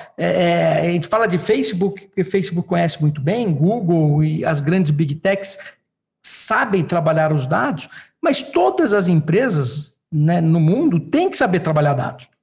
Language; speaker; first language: Portuguese; native; Portuguese